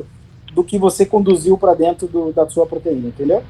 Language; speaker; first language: Portuguese; native; Portuguese